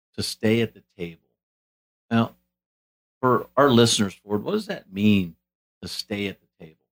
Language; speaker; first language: English; native; English